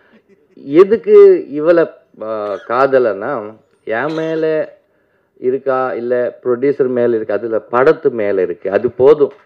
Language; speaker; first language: Tamil; non-native, learner; Telugu